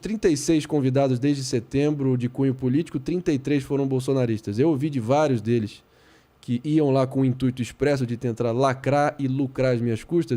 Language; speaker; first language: Portuguese; native; Portuguese